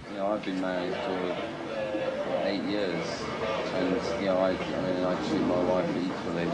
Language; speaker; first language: English; native; English